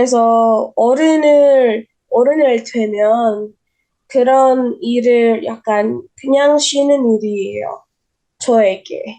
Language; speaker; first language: Korean; non-native, learner; Indonesian